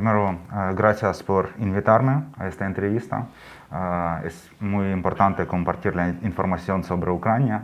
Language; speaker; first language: Spanish; non-native, fluent; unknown